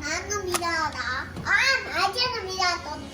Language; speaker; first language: Japanese; early bilingual, heritage; Japanese